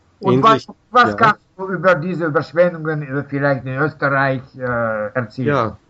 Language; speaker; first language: German; non-native, learner; Russian